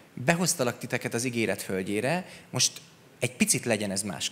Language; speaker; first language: Hungarian; native; Hungarian